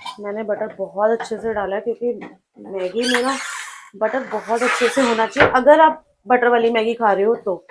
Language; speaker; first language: Hindi; native; Hindi